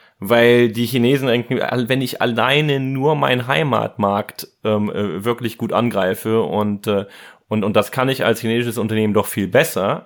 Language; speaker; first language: German; native; German